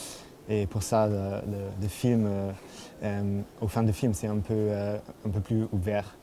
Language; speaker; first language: French; non-native, fluent; German